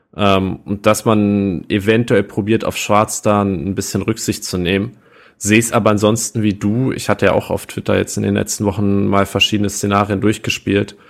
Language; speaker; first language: German; native; German